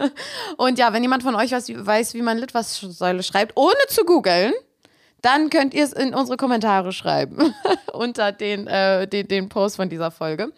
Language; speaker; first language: German; native; German